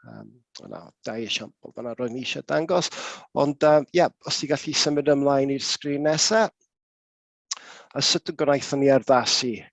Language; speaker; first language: Welsh; non-native, local second language; English